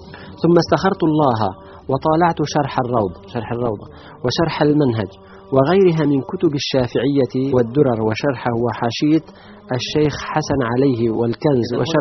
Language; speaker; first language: Arabic; native; Arabic